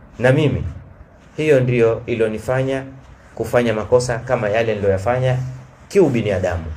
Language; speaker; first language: Swahili; native; Swahili